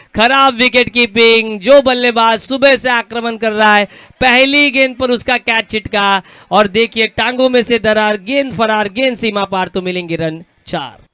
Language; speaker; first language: Hindi; non-native, local second language; Marathi